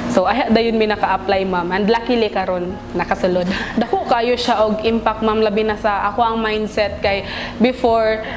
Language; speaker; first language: Cebuano; native; Cebuano